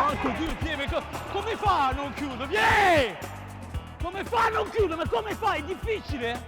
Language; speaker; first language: Italian; non-native, learner; French